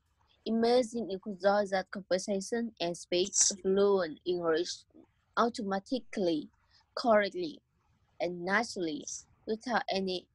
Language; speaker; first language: English; non-native, learner; Vietnamese